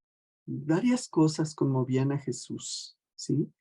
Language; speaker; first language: Spanish; native; Spanish